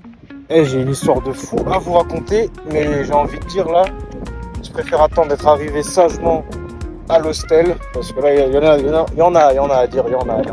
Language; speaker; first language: French; native; French